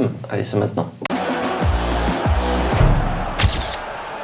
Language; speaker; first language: French; native; French